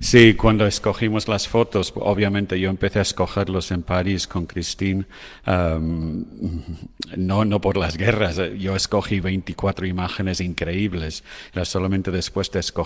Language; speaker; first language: Spanish; non-native, fluent; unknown